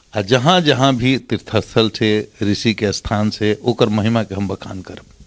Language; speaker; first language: Maithili; non-native, local second language; Bhojpuri